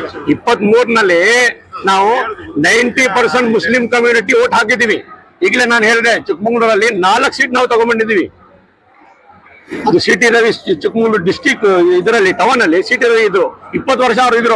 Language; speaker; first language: Kannada; non-native, local second language; Urdu